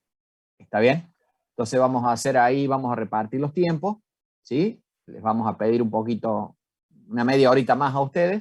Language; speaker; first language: Spanish; native; Spanish